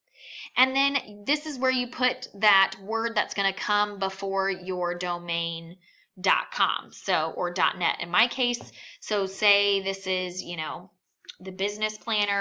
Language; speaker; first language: English; native; English